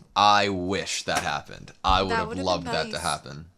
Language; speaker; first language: English; native; English